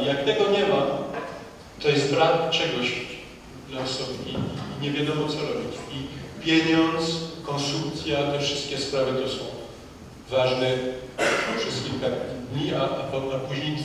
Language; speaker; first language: Polish; early bilingual, heritage; French